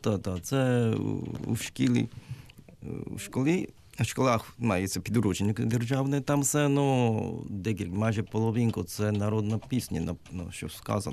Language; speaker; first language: Ukrainian; non-native, learner; Japanese